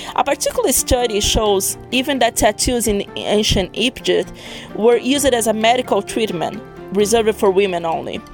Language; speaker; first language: English; non-native, fluent; Portuguese